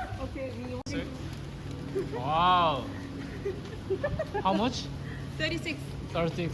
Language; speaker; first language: English; non-native, learner; Korean